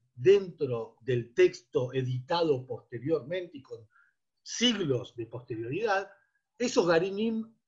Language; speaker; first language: Spanish; native; Spanish